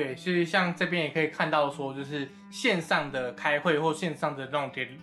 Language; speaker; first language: Chinese; native; Chinese